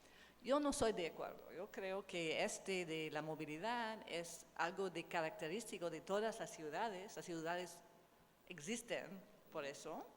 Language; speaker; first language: Spanish; non-native, learner; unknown